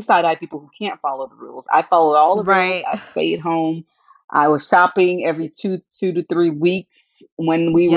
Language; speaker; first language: English; native; English